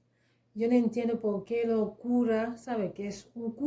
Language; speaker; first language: Spanish; non-native, fluent; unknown